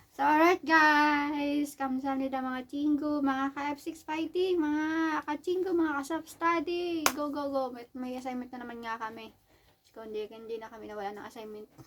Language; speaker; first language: Filipino; native; Filipino